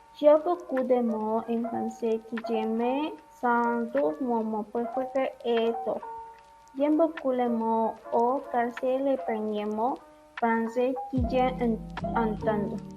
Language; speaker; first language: French; non-native, learner; Spanish